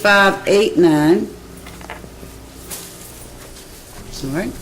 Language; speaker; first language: English; native; English